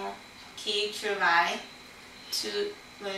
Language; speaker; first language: French; non-native, learner; English